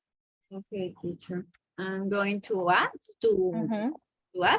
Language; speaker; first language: English; non-native, learner; Spanish